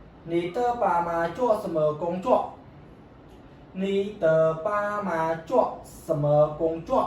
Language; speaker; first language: Chinese; non-native, fluent; Khmer